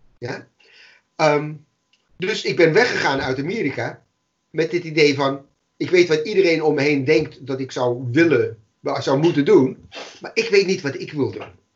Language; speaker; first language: Dutch; non-native, fluent; English